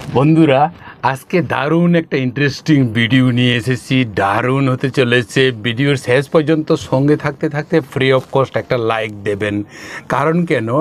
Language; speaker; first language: Bangla; non-native, local second language; Kok Borok